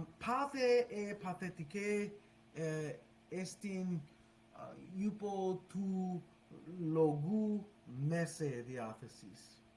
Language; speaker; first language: Greek; non-native, learner; English